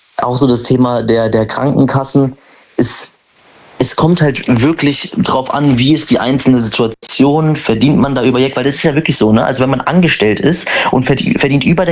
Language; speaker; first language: German; native; German